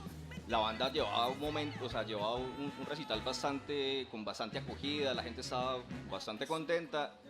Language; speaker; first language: Spanish; native; Spanish